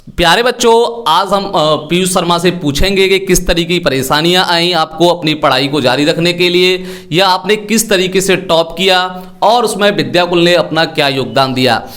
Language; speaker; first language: Hindi; native; Hindi